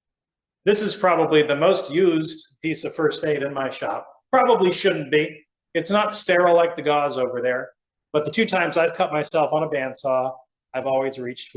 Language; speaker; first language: English; native; English